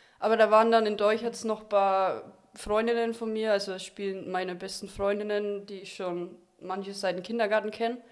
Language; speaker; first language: German; native; German